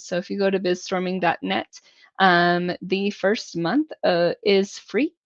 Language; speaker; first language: English; native; English